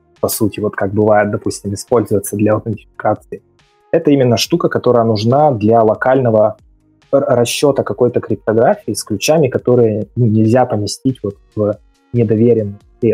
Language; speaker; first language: Russian; native; Russian